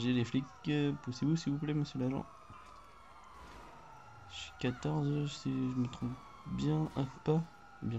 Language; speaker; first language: French; native; French